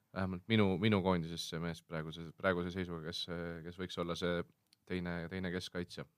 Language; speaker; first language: Estonian; native; Estonian